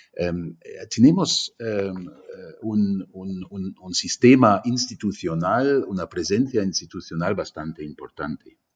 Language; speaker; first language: Spanish; non-native, fluent; German